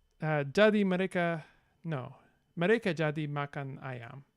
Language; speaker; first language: Indonesian; non-native, learner; English